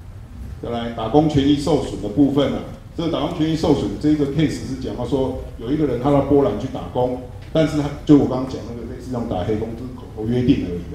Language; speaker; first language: Chinese; native; Chinese